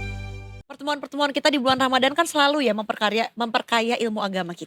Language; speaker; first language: Indonesian; native; Indonesian